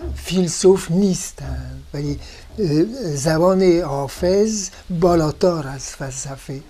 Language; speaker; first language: Persian; non-native, fluent; French